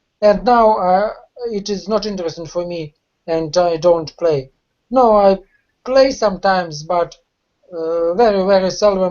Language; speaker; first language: English; non-native, learner; Russian